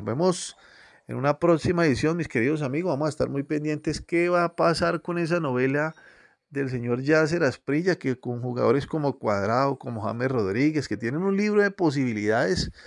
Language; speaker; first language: Spanish; native; Spanish